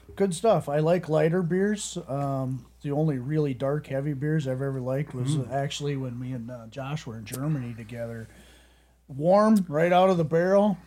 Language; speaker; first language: English; native; English